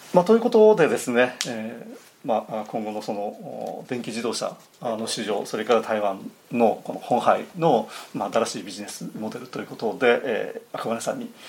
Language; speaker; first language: Japanese; native; Japanese